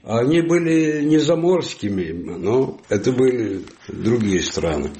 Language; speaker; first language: Russian; non-native, fluent; Italian